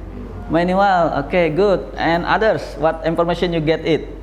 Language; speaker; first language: English; non-native, learner; Indonesian